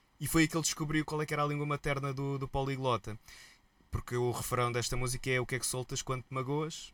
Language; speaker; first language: Portuguese; native; Portuguese